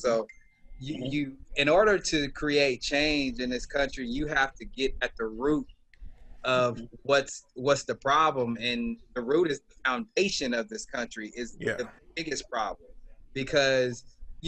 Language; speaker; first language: English; native; English